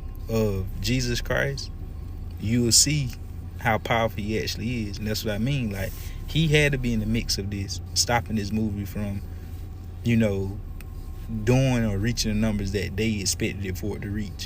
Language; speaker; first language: English; native; English